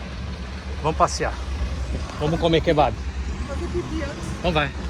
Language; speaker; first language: Portuguese; native; Portuguese